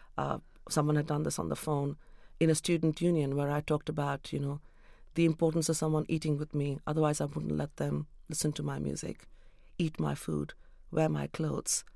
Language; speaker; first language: English; non-native, local second language; Urdu